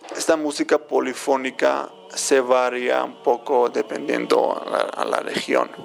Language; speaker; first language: Spanish; non-native, fluent; Georgian